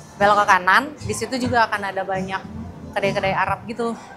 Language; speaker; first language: Indonesian; native; Indonesian